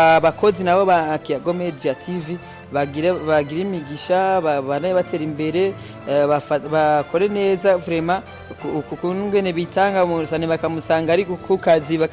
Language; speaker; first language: Rundi; early bilingual, heritage; Rundi